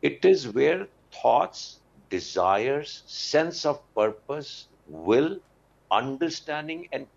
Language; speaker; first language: English; non-native, local second language; Urdu